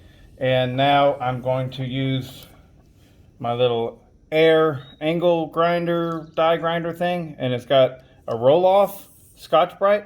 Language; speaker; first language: English; native; English